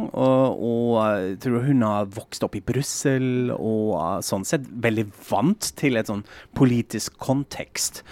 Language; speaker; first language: Norwegian; non-native, fluent; German